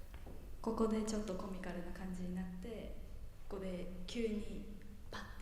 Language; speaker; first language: Japanese; native; Japanese